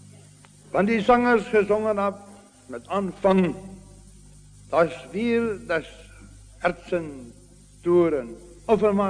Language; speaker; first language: German; non-native, learner; Afrikaans